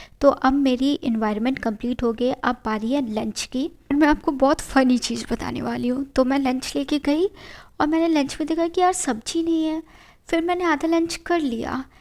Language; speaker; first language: Hindi; native; Hindi